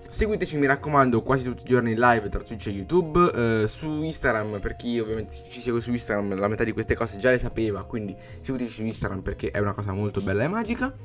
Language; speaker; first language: Italian; native; Italian